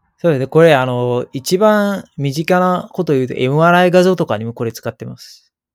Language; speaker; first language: Japanese; non-native, fluent; Sinhala